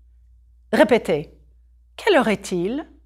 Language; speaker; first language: French; non-native, fluent; English